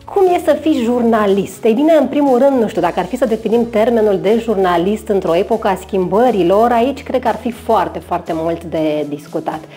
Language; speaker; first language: Romanian; native; Romanian